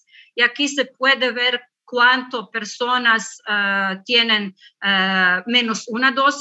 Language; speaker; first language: Spanish; non-native, learner; Croatian